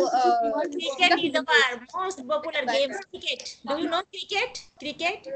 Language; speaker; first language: English; non-native, learner; Bangla